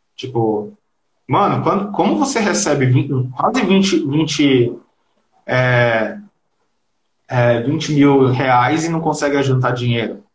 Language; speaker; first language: Portuguese; early bilingual, heritage; Portuguese